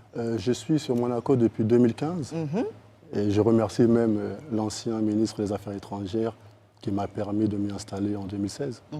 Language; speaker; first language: French; early bilingual, other home language; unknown